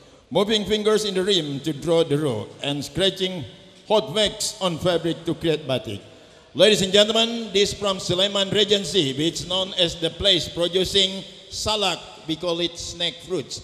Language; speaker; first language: English; non-native, fluent; Indonesian